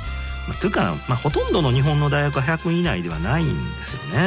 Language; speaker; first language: Japanese; native; Japanese